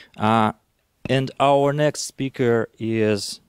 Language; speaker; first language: English; non-native, fluent; Russian